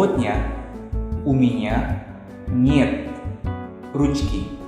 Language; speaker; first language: Russian; non-native, fluent; Indonesian